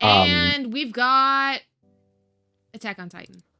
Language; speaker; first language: English; native; English